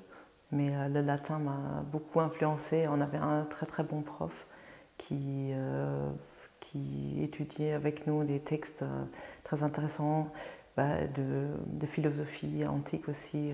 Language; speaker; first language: French; non-native, fluent; German